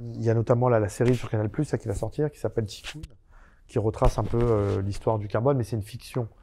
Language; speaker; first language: French; native; French